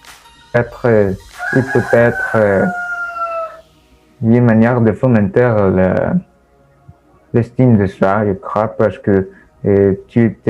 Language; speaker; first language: French; non-native, learner; Spanish